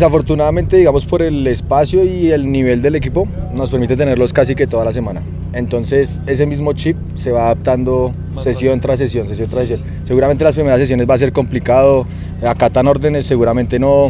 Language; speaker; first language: Spanish; native; Spanish